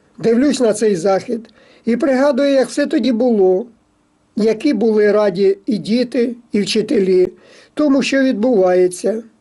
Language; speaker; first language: Ukrainian; native; Ukrainian